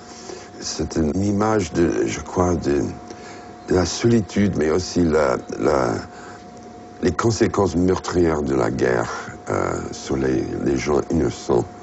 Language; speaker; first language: French; non-native, fluent; English